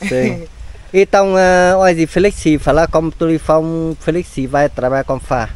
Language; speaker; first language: Portuguese; non-native, learner; Vietnamese